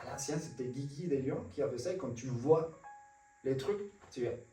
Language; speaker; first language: French; non-native, fluent; Spanish